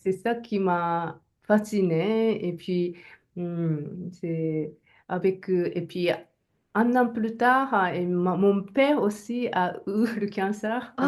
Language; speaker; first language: French; non-native, learner; Japanese